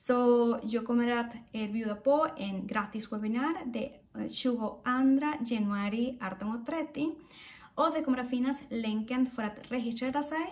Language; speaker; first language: Swedish; non-native, fluent; Spanish